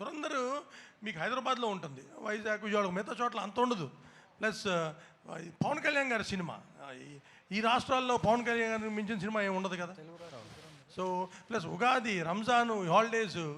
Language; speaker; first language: Telugu; native; Telugu